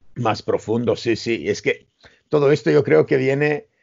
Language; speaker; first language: Spanish; non-native, fluent; Serbian